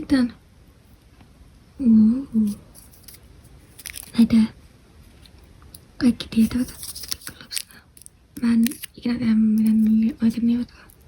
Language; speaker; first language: Finnish; non-native, learner; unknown